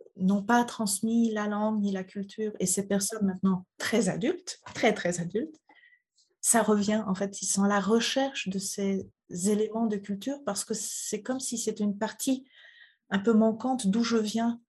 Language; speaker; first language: French; non-native, fluent; Polish